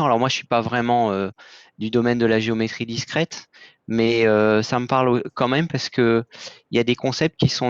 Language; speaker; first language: French; native; French